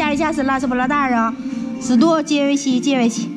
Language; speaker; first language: Russian; non-native, learner; Chinese